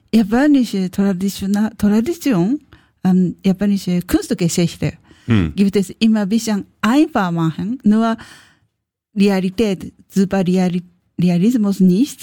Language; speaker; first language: German; non-native, learner; Japanese